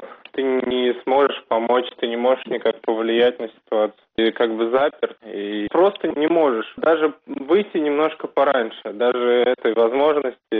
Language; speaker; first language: Russian; native; Russian